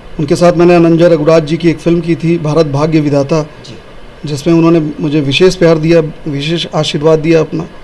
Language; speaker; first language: Hindi; non-native, local second language; Bhojpuri